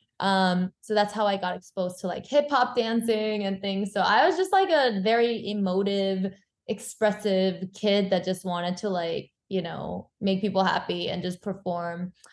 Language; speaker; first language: English; early bilingual, other home language; Korean